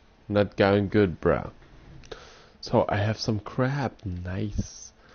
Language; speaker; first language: English; non-native, learner; German